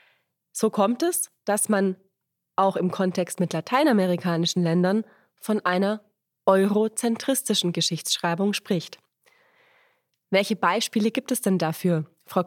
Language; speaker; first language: German; native; German